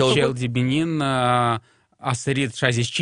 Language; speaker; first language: Romanian; non-native, local second language; Russian